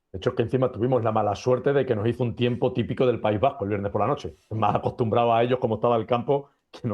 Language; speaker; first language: Spanish; native; Spanish